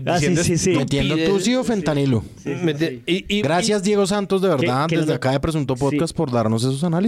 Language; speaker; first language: Spanish; native; Spanish